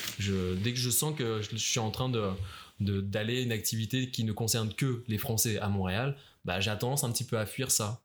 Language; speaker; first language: French; native; French